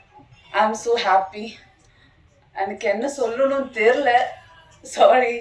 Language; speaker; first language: Tamil; non-native, fluent; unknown